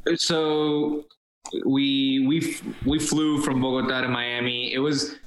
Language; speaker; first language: English; early bilingual, other home language; Spanish